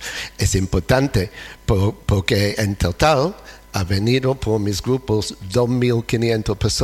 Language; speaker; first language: Spanish; non-native, fluent; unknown